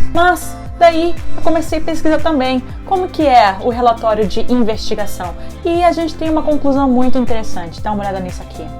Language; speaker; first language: Portuguese; early bilingual, heritage; Japanese